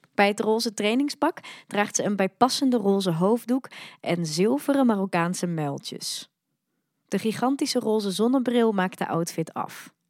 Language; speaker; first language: Dutch; early bilingual, other home language; Arabic